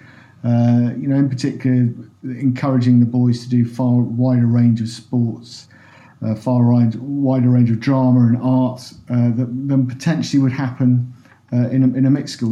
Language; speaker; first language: English; native; English